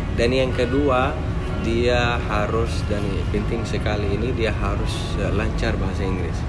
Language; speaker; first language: Indonesian; non-native, fluent; Arabic